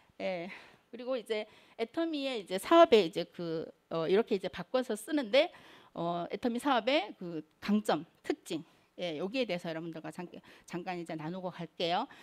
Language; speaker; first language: Korean; native; Korean